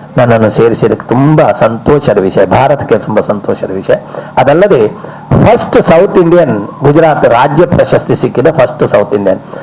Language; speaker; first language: Kannada; non-native, local second language; Malayalam